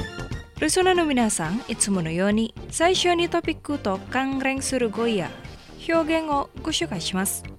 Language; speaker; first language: Japanese; non-native, fluent; Indonesian